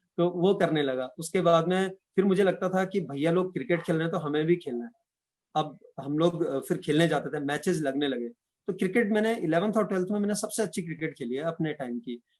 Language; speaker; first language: Hindi; non-native, local second language; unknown